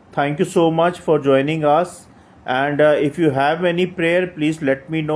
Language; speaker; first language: English; non-native, local second language; Hindi